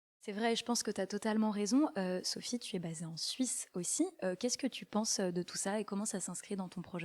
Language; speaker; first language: French; native; French